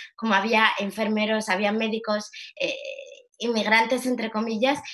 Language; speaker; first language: Spanish; early bilingual, heritage; Arabic